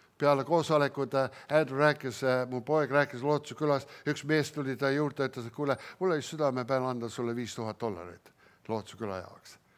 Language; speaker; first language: Estonian; early bilingual, heritage; Estonian